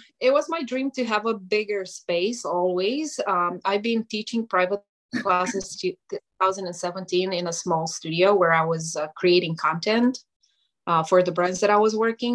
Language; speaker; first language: English; non-native, fluent; Romanian